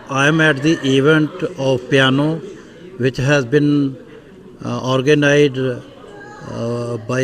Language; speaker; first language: English; non-native, local second language; Punjabi